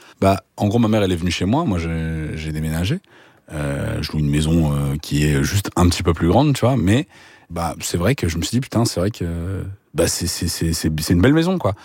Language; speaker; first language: French; native; French